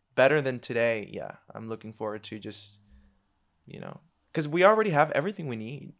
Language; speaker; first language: English; non-native, fluent; Spanish